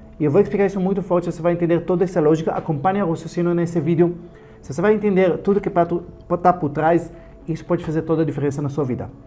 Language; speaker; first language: Portuguese; non-native, fluent; Hebrew